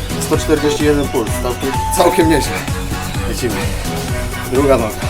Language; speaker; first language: Polish; native; Polish